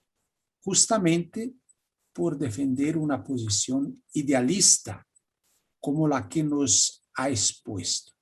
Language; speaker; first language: Spanish; non-native, fluent; Portuguese